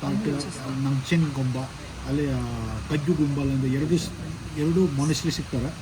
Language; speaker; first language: Kannada; non-native, local second language; Tibetan